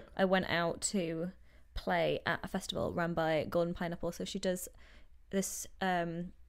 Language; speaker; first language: English; native; English